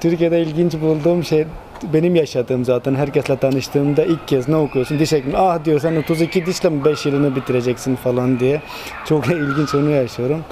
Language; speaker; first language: Turkish; non-native, fluent; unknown